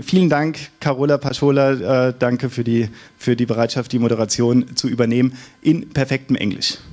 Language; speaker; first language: German; native; German